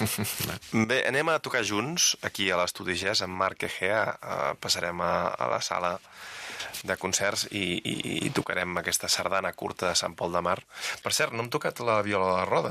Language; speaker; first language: Catalan; native; Catalan